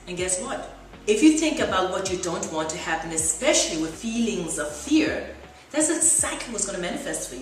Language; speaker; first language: English; native; English